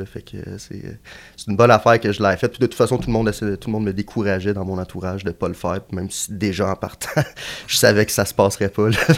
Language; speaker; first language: French; native; French